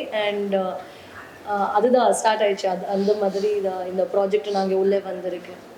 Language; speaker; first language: Tamil; non-native, learner; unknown